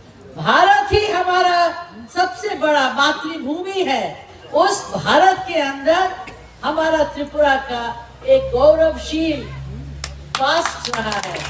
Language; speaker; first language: Hindi; non-native, local second language; Bangla